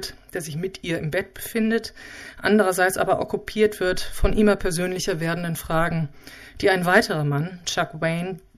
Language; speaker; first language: German; native; German